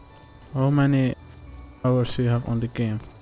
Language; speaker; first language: English; non-native, learner; Arabic